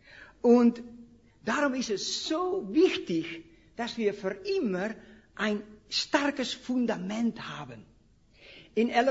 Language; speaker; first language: German; non-native, fluent; Dutch